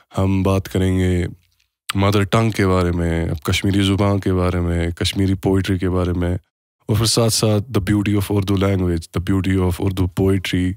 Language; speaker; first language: Hindi; non-native, local second language; Kashmiri